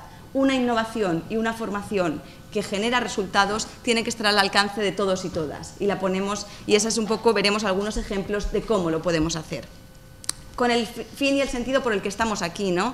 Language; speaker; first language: Spanish; native; Spanish